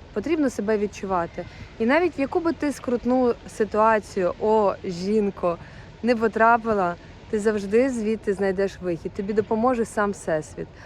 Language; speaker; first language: Ukrainian; native; Ukrainian